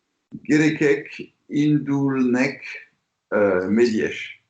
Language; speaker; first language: Hungarian; non-native, learner; French